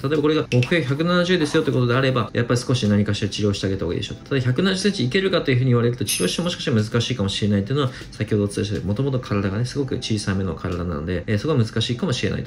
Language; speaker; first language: Japanese; native; Japanese